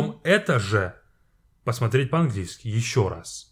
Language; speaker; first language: Russian; non-native, fluent; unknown